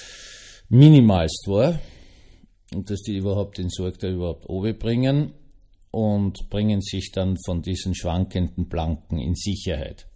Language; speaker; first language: German; native; German